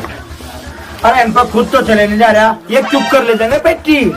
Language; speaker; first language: Hindi; native; Hindi